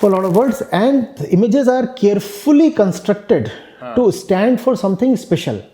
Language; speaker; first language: English; non-native, local second language; Hindi